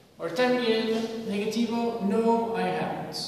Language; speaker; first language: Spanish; non-native, learner; English